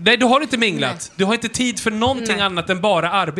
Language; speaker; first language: Swedish; native; Swedish